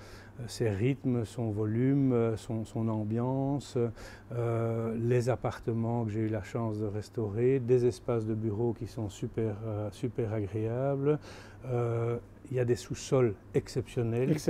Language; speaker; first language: French; native; French